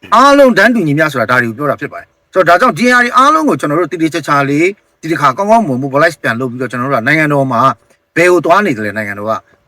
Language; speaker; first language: Burmese; non-native, local second language; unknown